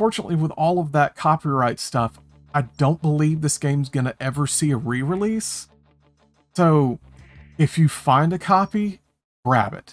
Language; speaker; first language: English; native; English